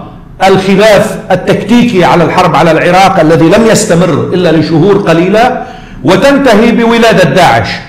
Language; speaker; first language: Arabic; native; Arabic